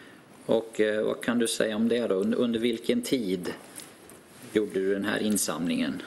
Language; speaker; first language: Swedish; native; Swedish